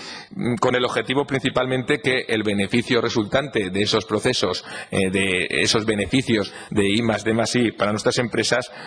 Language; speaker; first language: Spanish; native; Spanish